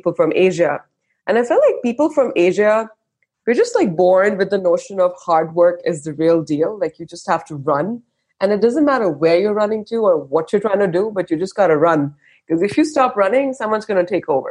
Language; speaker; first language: English; non-native, local second language; Hindi